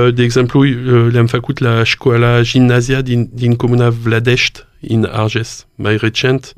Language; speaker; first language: Romanian; non-native, learner; French